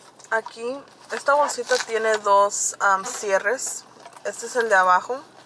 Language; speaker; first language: Spanish; early bilingual, heritage; Spanish